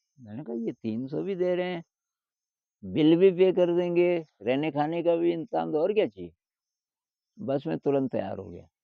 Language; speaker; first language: Hindi; native; Hindi